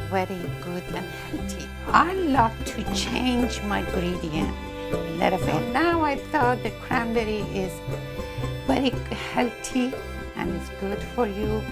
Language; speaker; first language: English; non-native, learner; Persian